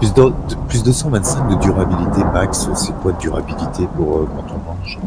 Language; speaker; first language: French; native; French